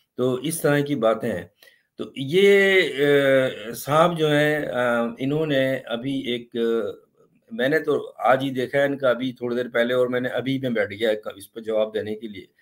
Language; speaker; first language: Urdu; native; Urdu